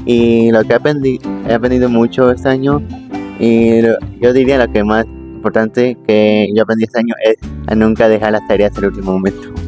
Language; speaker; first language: Spanish; early bilingual, heritage; Spanish